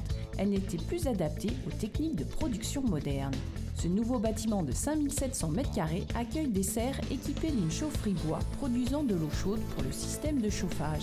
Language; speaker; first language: French; native; French